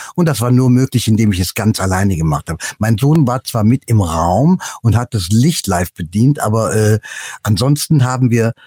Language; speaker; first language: German; native; German